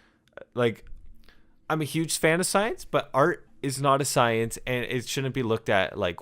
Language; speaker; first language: English; native; English